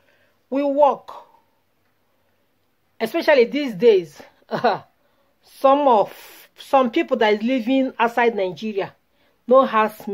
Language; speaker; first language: English; non-native, local second language; Igbo